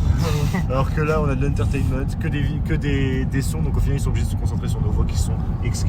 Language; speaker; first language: French; native; French